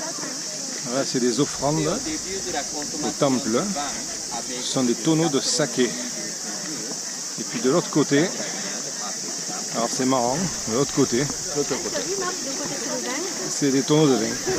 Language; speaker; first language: French; native; French